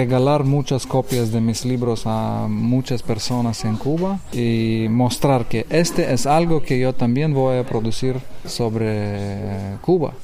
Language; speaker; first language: Spanish; non-native, learner; Lithuanian